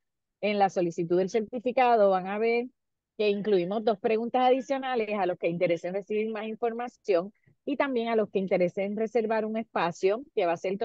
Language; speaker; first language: Spanish; native; Spanish